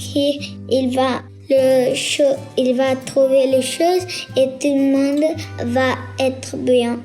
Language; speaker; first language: French; non-native, learner; English